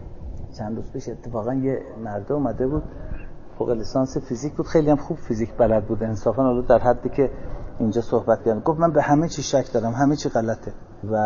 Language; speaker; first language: Persian; native; Persian